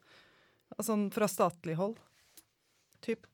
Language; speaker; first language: Norwegian; native; Norwegian